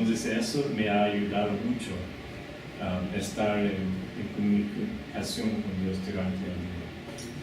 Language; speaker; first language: Spanish; non-native, fluent; English